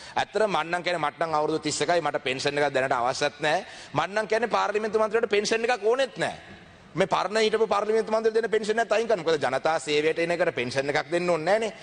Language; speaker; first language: Sinhala; non-native, local second language; Tamil